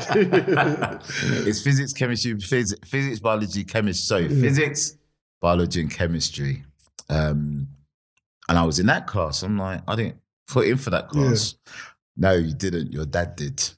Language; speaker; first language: English; native; English